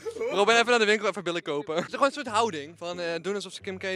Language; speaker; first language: Dutch; native; Dutch